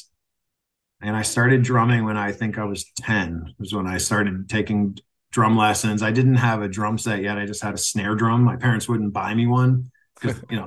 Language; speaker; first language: English; native; English